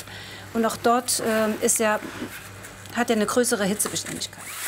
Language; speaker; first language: German; native; German